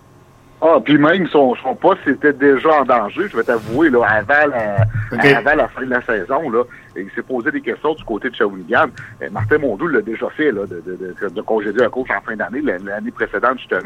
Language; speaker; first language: French; native; French